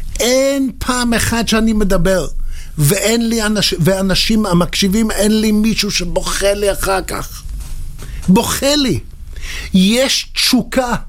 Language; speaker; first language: Hebrew; non-native, local second language; English